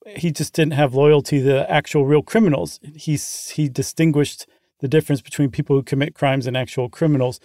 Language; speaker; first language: English; native; English